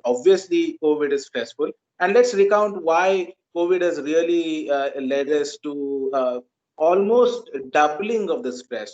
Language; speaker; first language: English; non-native, local second language; Marathi